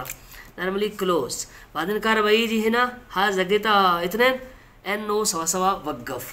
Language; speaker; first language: Arabic; non-native, learner; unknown